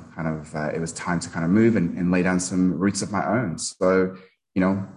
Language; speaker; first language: English; early bilingual, other home language; Nepali